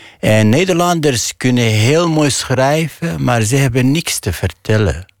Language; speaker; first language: Dutch; non-native, fluent; Arabic